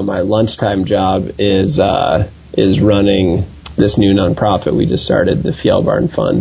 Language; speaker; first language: English; native; English